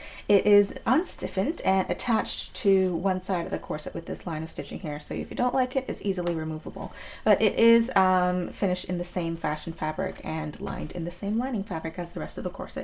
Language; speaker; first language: English; native; English